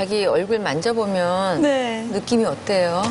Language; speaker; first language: Korean; native; Korean